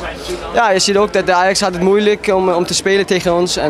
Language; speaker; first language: Dutch; non-native, fluent; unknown